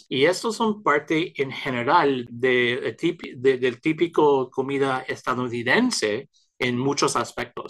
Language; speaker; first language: Spanish; early bilingual, heritage; Spanish